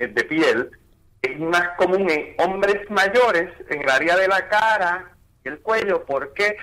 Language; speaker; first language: Spanish; native; Spanish